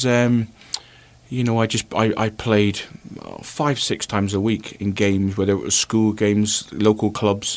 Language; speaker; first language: English; native; English